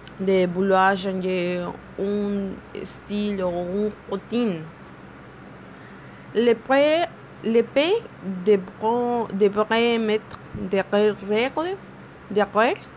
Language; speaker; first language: French; non-native, learner; Spanish